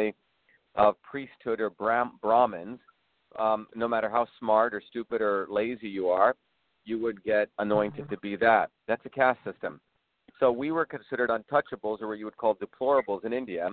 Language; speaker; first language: English; early bilingual, other home language; Tamil